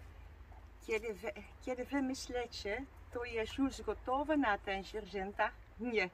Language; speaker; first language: Polish; non-native, learner; Dutch